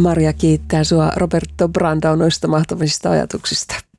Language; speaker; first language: Finnish; native; Finnish